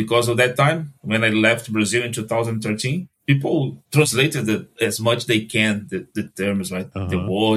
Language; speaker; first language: English; non-native, fluent; Portuguese